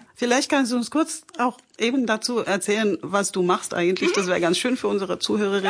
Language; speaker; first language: German; non-native, fluent; French